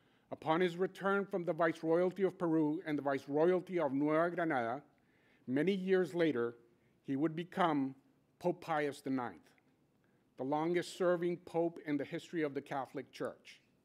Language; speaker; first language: English; native; English